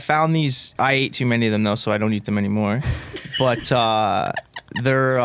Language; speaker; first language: English; native; English